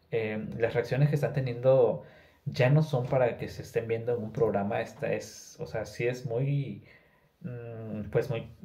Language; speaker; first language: Spanish; native; Spanish